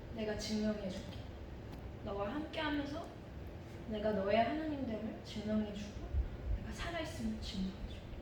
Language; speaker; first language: Korean; early bilingual, heritage; Korean